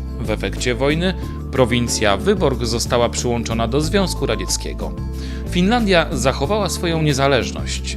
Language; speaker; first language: Polish; native; Polish